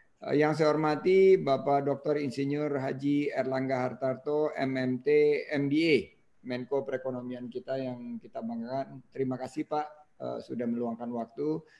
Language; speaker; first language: Indonesian; native; Indonesian